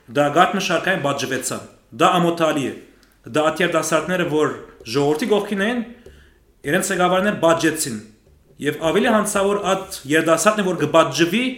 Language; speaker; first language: Armenian; early bilingual, heritage; Armenian